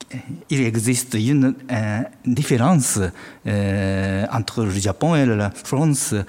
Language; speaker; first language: French; non-native, fluent; Japanese